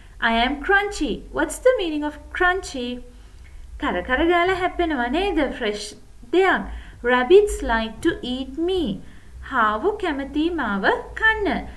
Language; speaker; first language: English; non-native, local second language; Sinhala